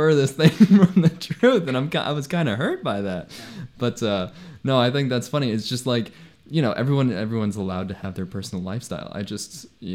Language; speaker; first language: English; non-native, local second language; Spanish